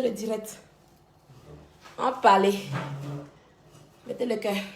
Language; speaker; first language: French; native; French